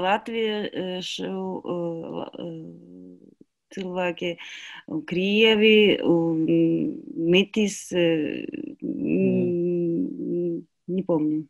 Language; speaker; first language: Latvian; non-native, learner; Kazakh